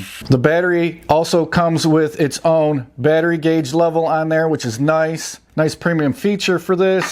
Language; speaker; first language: English; native; English